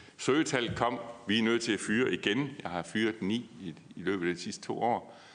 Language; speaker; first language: Danish; native; Danish